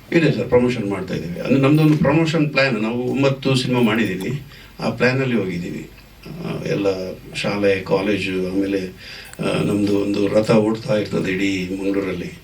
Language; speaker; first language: Kannada; non-native, local second language; Tulu